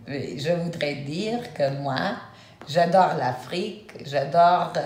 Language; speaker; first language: French; non-native, fluent; Serbian